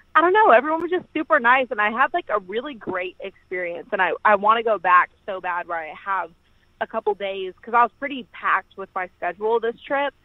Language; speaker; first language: English; native; English